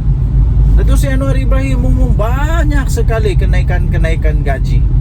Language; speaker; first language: Malay; native; Malay